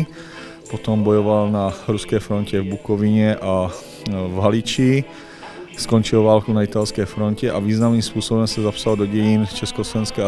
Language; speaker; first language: Czech; native; Czech